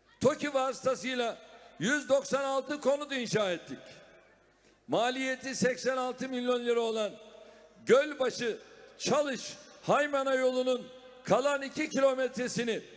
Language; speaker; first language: Turkish; native; Turkish